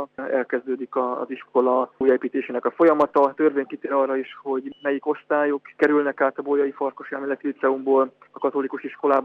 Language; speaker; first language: Hungarian; native; Hungarian